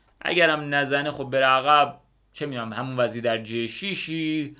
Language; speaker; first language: Persian; native; Persian